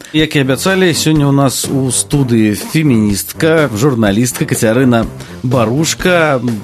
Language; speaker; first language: Belarusian; native; Belarusian